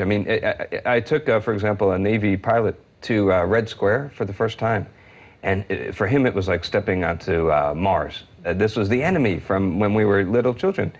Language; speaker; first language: English; native; English